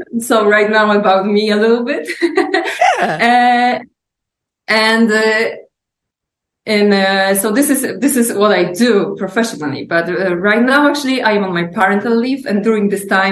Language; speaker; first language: English; non-native, fluent; Polish